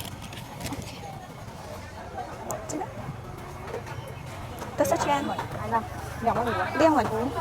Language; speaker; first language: Chinese; non-native, learner; Indonesian